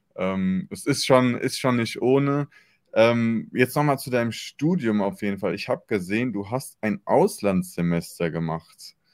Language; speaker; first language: German; native; German